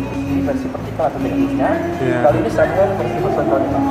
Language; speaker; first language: Indonesian; native; Indonesian